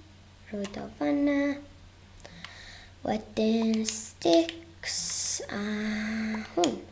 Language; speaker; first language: Welsh; non-native, local second language; English